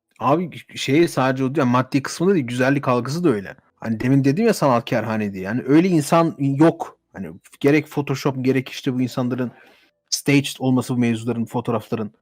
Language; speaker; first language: Turkish; native; Turkish